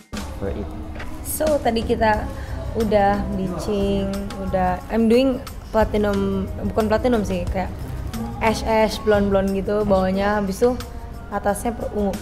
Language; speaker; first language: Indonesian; native; Indonesian